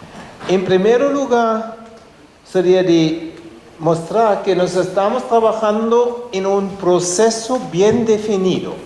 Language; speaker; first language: Spanish; non-native, fluent; German